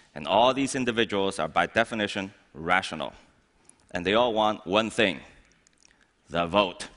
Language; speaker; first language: English; non-native, fluent; Chinese